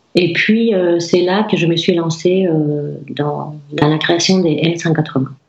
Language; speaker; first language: French; non-native, fluent; Spanish